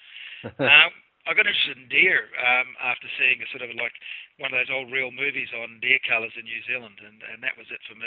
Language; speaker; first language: English; native; English